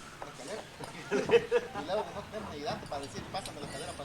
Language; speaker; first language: Spanish; native; Spanish